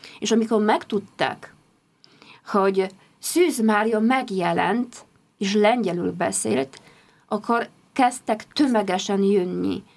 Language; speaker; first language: Hungarian; non-native, fluent; Polish